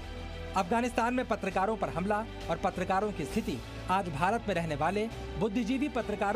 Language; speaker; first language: Hindi; native; Hindi